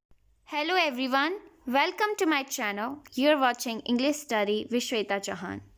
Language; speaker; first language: English; non-native, local second language; Hindi